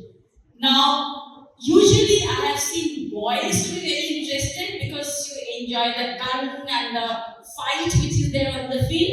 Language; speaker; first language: English; non-native, local second language; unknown